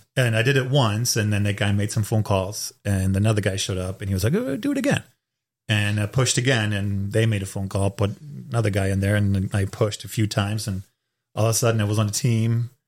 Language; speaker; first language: English; non-native, fluent; German